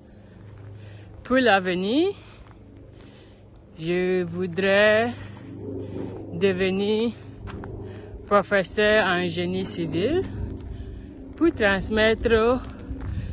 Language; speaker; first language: French; non-native, learner; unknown